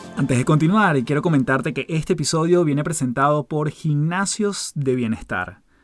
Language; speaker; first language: Spanish; native; Spanish